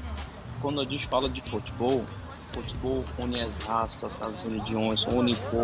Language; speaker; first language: Portuguese; non-native, fluent; Arabic